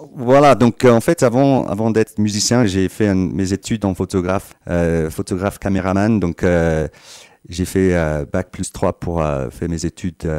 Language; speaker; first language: French; non-native, fluent; English